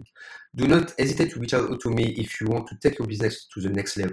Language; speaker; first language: English; non-native, fluent; French